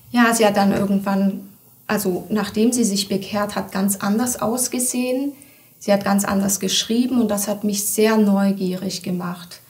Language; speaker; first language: German; early bilingual, other home language; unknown